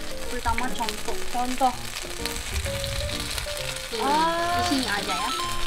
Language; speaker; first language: Indonesian; non-native, learner; Japanese